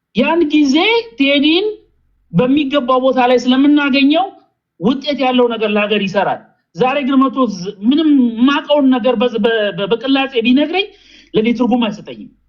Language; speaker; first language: Amharic; native; Amharic